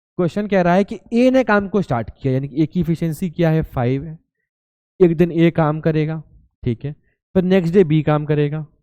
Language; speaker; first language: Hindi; native; Hindi